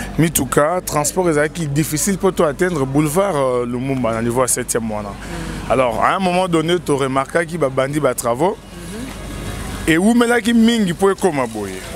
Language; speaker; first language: Lingala; native; Lingala